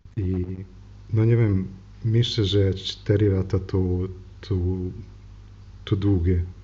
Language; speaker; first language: Polish; non-native, learner; Hungarian